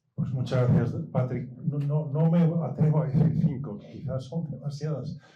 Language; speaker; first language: Spanish; native; Spanish